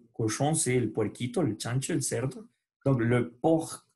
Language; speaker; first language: French; non-native, learner; Spanish